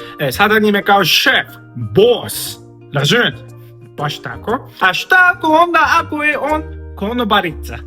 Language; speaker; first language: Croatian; non-native, fluent; Korean